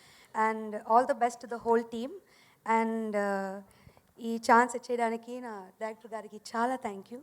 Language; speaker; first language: Telugu; non-native, learner; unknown